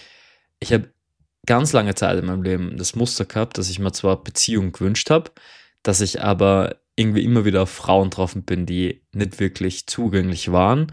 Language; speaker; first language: German; native; German